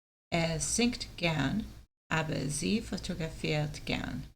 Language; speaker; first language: German; non-native, learner; English